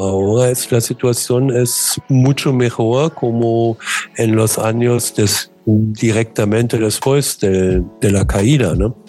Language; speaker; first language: Spanish; non-native, learner; German